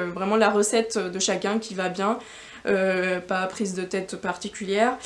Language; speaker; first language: French; non-native, fluent; Spanish